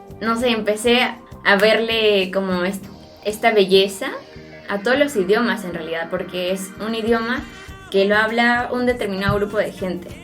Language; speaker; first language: Spanish; non-native, local second language; Quechua